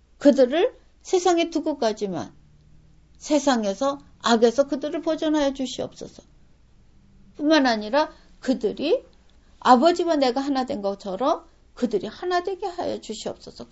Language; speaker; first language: Korean; native; Korean